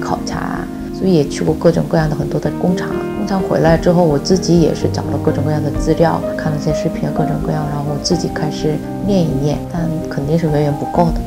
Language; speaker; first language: Chinese; non-native, fluent; Korean